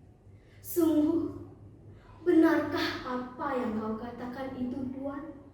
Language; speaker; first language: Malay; non-native, local second language; Balinese